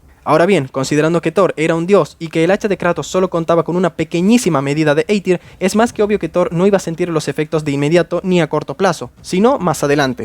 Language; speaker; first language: Spanish; native; Spanish